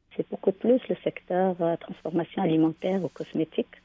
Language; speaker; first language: French; non-native, local second language; Arabic